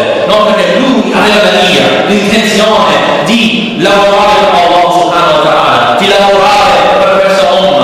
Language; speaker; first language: Italian; non-native, learner; English